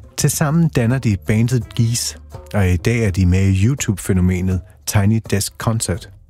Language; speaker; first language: Danish; native; Danish